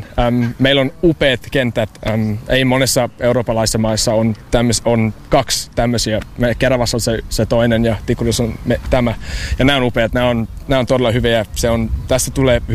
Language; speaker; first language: Finnish; non-native, fluent; English